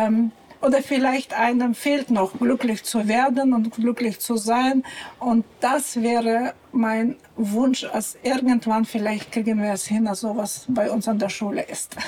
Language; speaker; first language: German; non-native, fluent; Russian